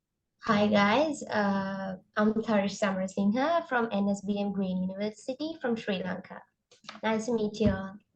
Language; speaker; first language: English; non-native, local second language; Sinhala